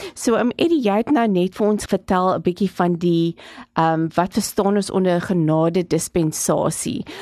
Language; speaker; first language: Afrikaans; non-native, local second language; English